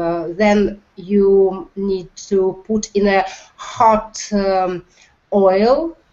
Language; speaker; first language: English; non-native, learner; Russian